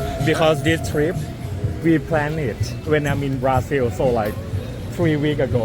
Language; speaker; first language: English; non-native, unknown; Thai